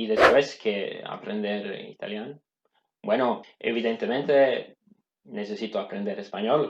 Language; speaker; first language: Spanish; non-native, learner; Swedish